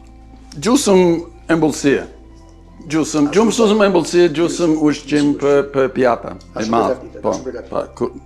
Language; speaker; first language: Albanian; non-native, learner; English